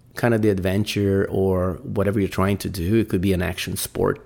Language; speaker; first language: English; non-native, fluent; Portuguese